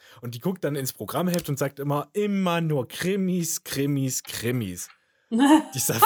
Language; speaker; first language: German; native; German